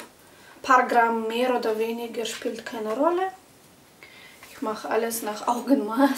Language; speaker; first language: German; non-native, fluent; Russian